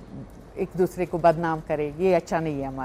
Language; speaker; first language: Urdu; non-native, fluent; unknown